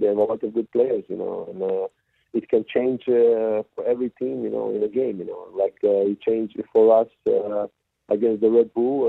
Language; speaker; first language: English; non-native, fluent; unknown